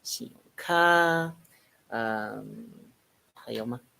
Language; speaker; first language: Chinese; non-native, learner; English